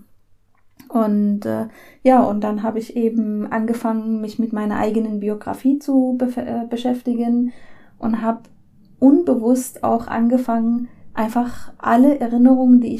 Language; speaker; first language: German; early bilingual, other home language; Persian